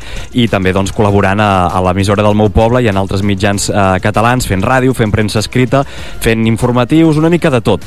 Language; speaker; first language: Catalan; native; Catalan